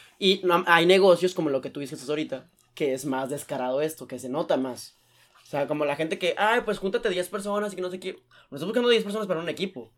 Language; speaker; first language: Spanish; native; Spanish